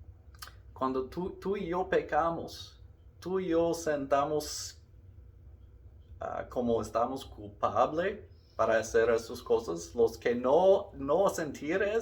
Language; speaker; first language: Spanish; non-native, learner; English